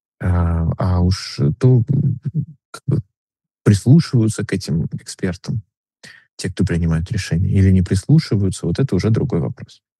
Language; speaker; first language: Russian; native; Russian